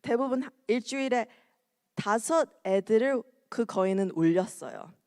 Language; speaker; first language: Korean; early bilingual, heritage; Korean